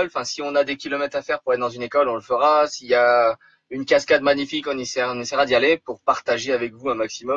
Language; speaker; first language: French; native; French